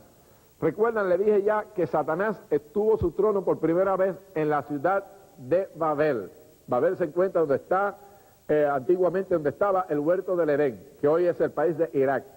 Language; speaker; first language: Spanish; native; Spanish